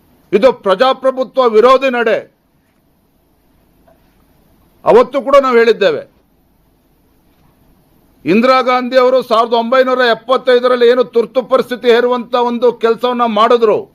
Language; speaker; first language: Kannada; native; Kannada